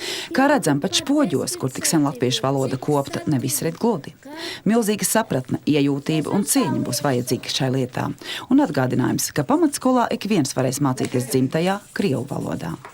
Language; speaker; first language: Latvian; native; Latvian